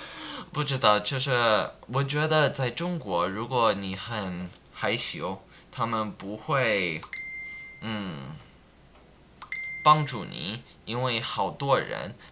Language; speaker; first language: Chinese; non-native, learner; English